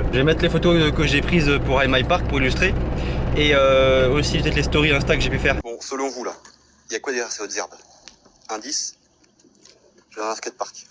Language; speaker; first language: French; native; French